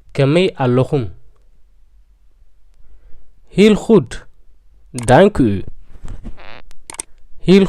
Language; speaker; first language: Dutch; non-native, fluent; Tigrinya